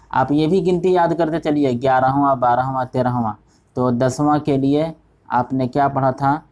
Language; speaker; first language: Urdu; native; Urdu